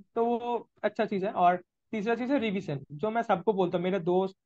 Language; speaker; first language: Hindi; non-native, local second language; Bangla